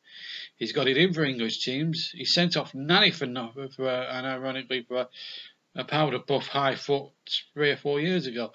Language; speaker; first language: English; native; English